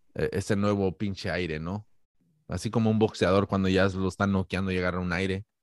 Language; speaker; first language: Spanish; native; Spanish